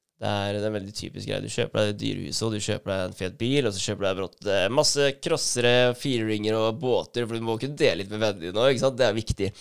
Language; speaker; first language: Norwegian; native; Norwegian